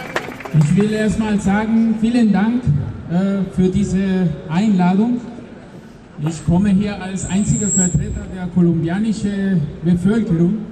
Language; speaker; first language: German; non-native, fluent; Spanish